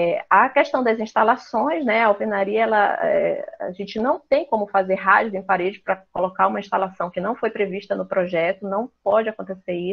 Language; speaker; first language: Portuguese; native; Portuguese